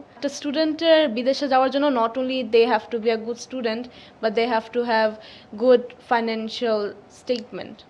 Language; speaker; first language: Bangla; early bilingual, heritage; Bangla